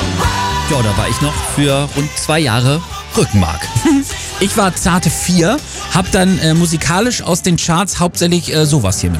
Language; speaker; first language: German; native; German